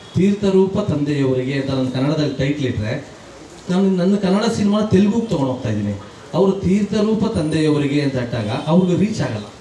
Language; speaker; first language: Kannada; native; Kannada